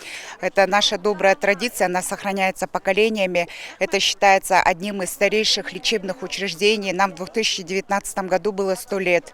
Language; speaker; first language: Russian; non-native, local second language; Kyrgyz